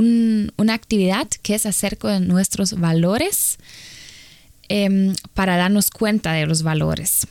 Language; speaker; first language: Spanish; non-native, fluent; German